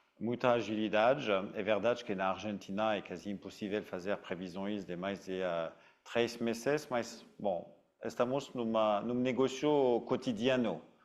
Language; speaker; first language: Portuguese; non-native, fluent; French